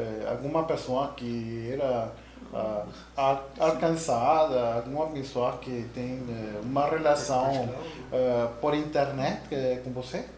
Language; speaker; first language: Portuguese; non-native, learner; Spanish